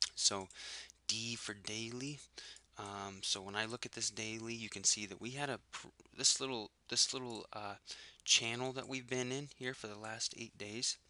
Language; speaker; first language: English; native; English